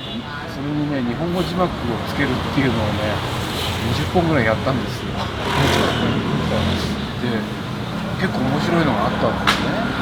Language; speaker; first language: Japanese; native; Japanese